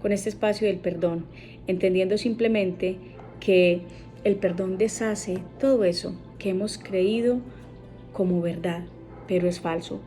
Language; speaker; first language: Spanish; native; Spanish